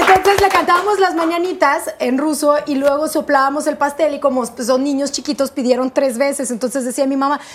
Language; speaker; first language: Spanish; non-native, fluent; Russian